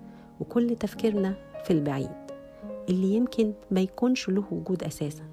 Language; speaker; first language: Arabic; native; Arabic